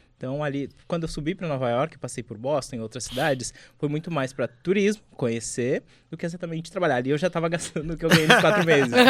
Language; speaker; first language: Portuguese; native; Portuguese